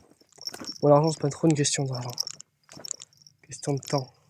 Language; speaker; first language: French; native; French